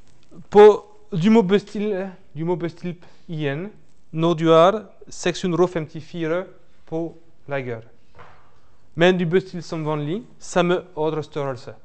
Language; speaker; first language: Norwegian; non-native, fluent; French